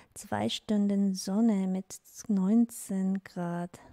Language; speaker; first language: German; non-native, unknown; Korean